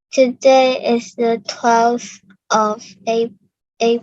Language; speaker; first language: English; non-native, learner; Cantonese